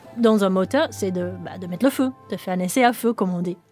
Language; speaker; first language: French; non-native, fluent; English